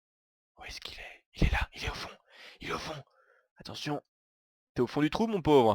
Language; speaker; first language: French; native; French